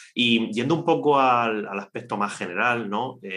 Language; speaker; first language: Spanish; native; Spanish